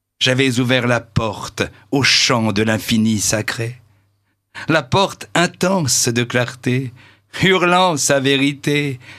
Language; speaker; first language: French; native; French